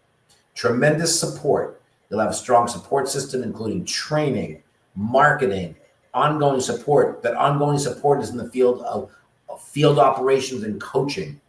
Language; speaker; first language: English; native; English